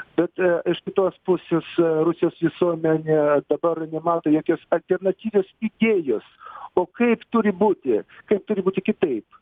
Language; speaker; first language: Lithuanian; non-native, fluent; Russian